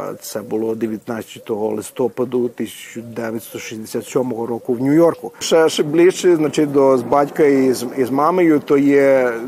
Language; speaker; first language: Ukrainian; early bilingual, heritage; Ukrainian